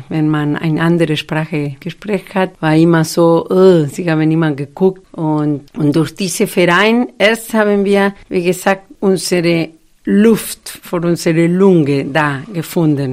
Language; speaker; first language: German; non-native, fluent; Spanish